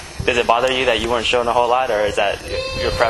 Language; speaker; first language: English; native; English